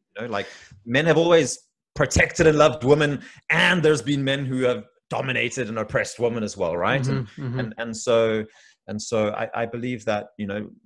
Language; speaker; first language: English; native; English